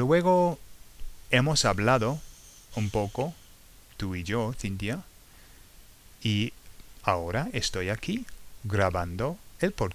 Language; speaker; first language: Spanish; non-native, learner; English